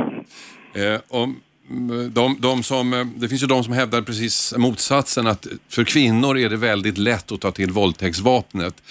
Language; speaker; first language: Swedish; native; Swedish